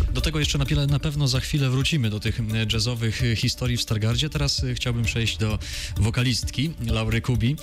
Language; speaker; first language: Polish; native; Polish